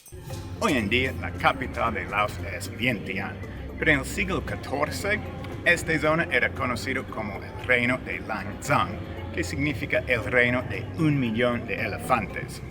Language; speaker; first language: Spanish; non-native, fluent; English